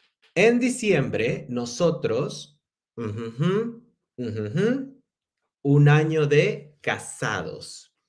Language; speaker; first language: Spanish; non-native, fluent; English